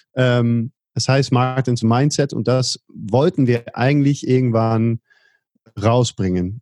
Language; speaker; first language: German; non-native, fluent; Dutch